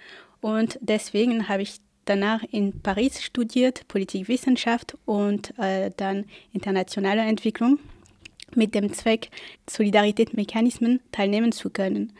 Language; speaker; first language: German; non-native, fluent; French